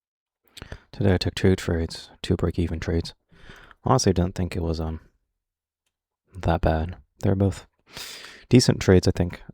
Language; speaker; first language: English; native; English